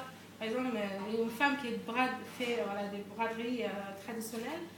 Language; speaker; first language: French; non-native, fluent; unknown